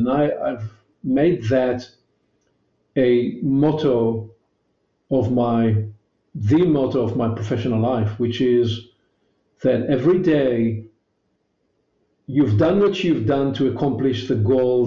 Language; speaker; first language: English; non-native, fluent; Hebrew